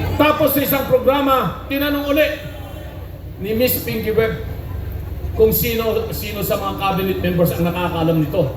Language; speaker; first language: Filipino; non-native, local second language; Iloko